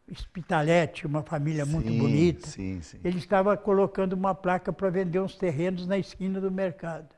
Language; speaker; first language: Portuguese; native; Portuguese